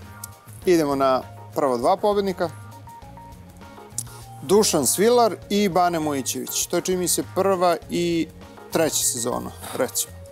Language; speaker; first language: Serbian; native; Serbian